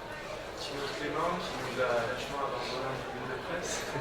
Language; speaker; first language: French; native; French